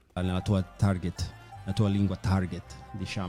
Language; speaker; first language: Italian; non-native, fluent; English